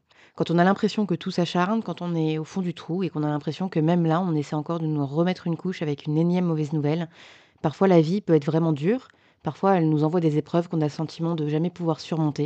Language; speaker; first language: French; native; French